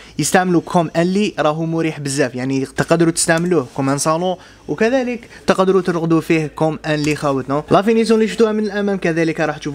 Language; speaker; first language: Arabic; native; Arabic